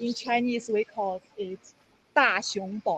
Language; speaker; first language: English; non-native, learner; Chinese